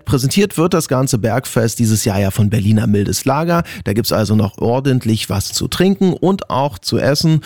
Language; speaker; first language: German; native; German